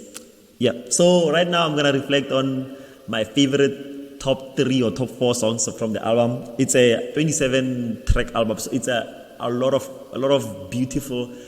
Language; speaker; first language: English; non-native, local second language; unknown